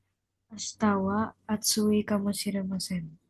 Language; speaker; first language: Japanese; non-native, learner; Indonesian